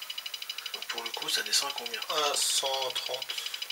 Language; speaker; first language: French; native; French